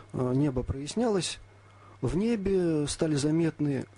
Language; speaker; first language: Russian; native; Russian